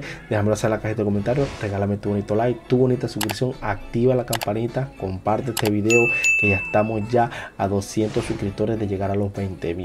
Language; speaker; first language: Spanish; native; Spanish